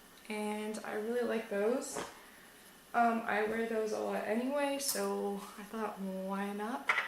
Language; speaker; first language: English; native; English